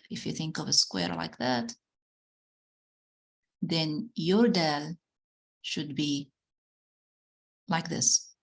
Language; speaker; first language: English; non-native, fluent; Arabic